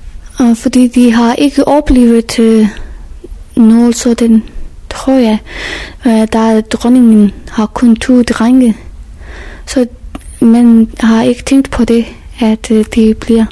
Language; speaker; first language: Danish; non-native, fluent; Persian